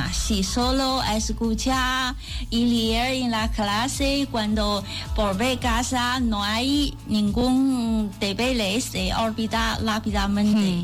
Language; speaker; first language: Spanish; non-native, learner; Chinese